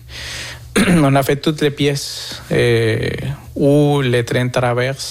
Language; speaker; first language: French; non-native, fluent; Spanish